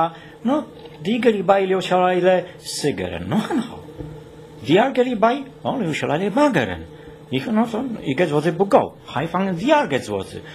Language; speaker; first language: Chinese; non-native, learner; Polish